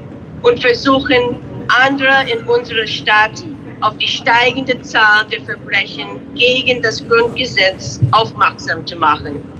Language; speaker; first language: German; non-native, fluent; English